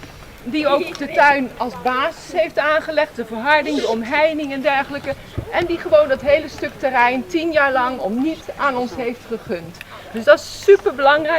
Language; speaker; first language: Dutch; native; Dutch